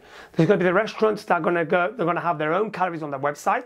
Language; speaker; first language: English; native; English